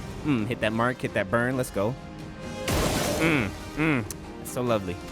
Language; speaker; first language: English; native; English